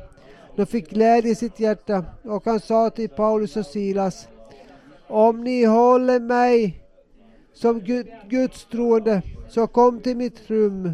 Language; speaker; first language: Swedish; non-native, local second language; Finnish